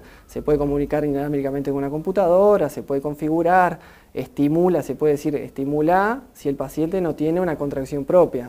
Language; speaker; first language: Spanish; native; Spanish